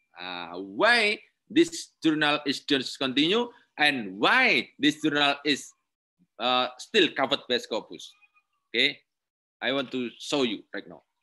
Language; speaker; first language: English; non-native, learner; Indonesian